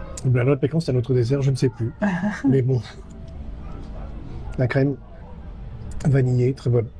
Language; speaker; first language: French; native; French